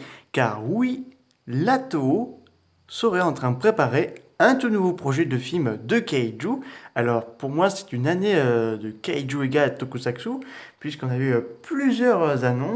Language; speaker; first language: French; native; French